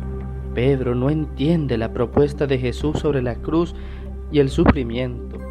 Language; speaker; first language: Spanish; native; Spanish